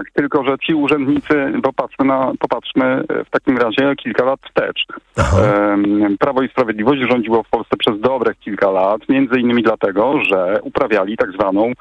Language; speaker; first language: Polish; native; Polish